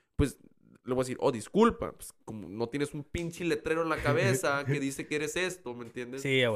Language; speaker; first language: Spanish; early bilingual, heritage; Spanish